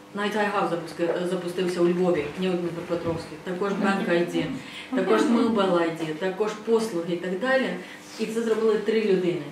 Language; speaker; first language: Ukrainian; non-native, fluent; Estonian